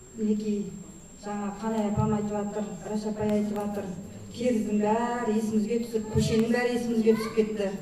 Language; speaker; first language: Kazakh; native; Kazakh